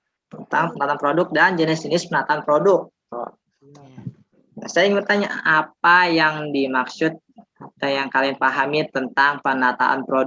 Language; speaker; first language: Indonesian; native; Indonesian